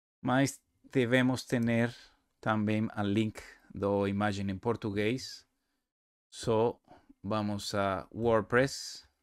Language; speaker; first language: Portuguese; non-native, learner; Spanish